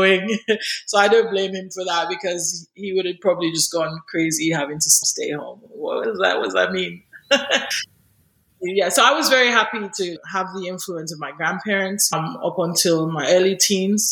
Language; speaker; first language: English; non-native, local second language; Yoruba